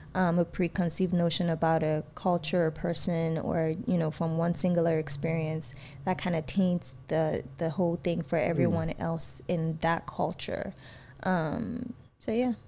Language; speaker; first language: English; native; English